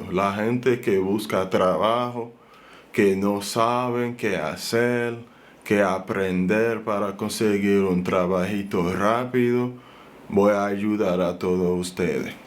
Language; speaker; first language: Spanish; non-native, fluent; Haitian Creole